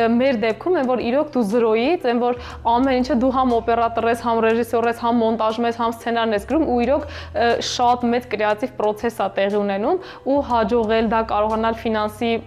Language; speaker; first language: Armenian; native; Armenian